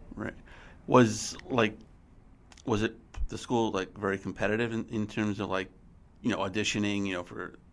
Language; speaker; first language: English; native; English